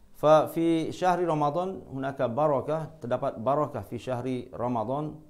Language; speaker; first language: Arabic; non-native, fluent; Malay